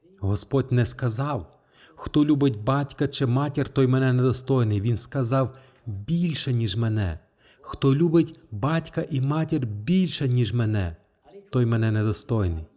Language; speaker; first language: Ukrainian; non-native, fluent; French